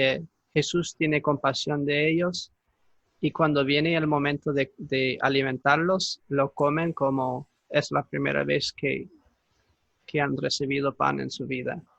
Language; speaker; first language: Spanish; non-native, fluent; English